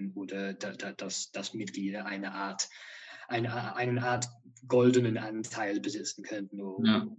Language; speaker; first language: German; non-native, fluent; English